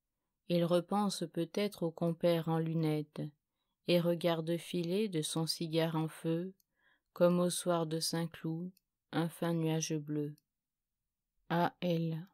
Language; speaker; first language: French; native; French